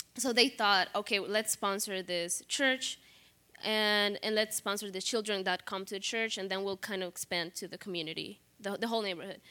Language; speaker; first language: English; non-native, fluent; Spanish